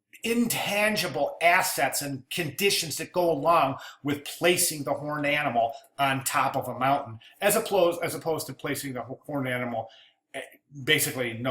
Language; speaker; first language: English; native; English